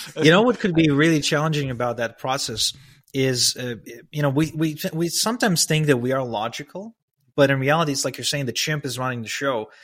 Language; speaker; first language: English; early bilingual, other home language; Hebrew